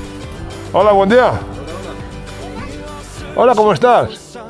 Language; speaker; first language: Spanish; non-native, learner; Italian